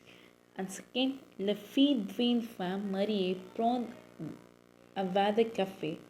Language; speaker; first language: French; non-native, learner; Tamil